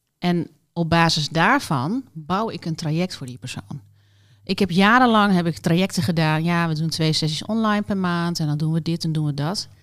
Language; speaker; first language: Dutch; native; Dutch